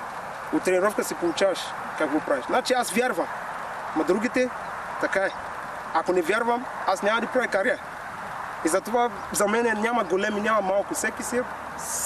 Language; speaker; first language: Bulgarian; non-native, learner; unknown